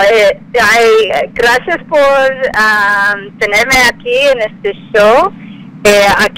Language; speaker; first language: Spanish; non-native, fluent; English